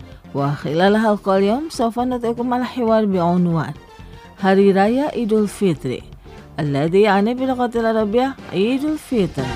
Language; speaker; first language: Arabic; non-native, fluent; Indonesian